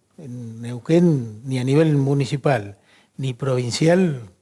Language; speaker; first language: Spanish; native; Spanish